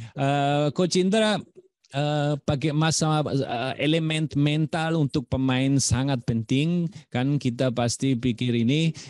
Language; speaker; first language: Indonesian; non-native, fluent; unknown